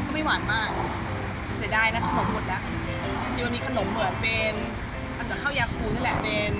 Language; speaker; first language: Thai; native; Thai